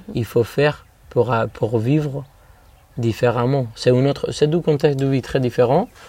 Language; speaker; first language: French; non-native, fluent; Spanish